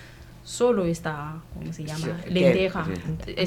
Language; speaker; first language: Spanish; non-native, learner; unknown